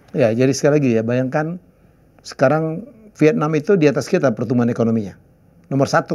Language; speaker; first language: Indonesian; native; Indonesian